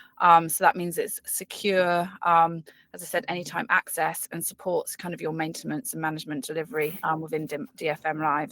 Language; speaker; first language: English; native; English